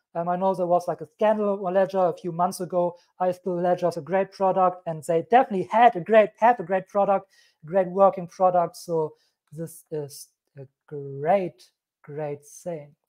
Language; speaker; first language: English; non-native, fluent; German